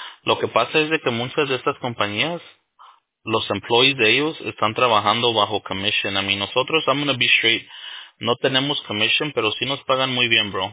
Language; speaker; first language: Spanish; early bilingual, heritage; Spanish